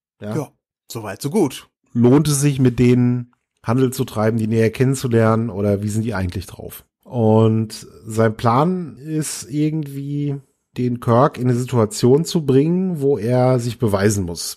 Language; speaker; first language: German; native; German